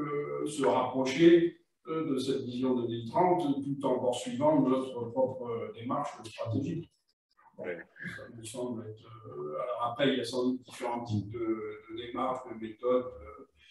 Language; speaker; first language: French; native; French